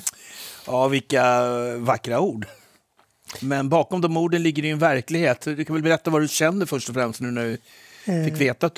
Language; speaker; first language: Swedish; native; Swedish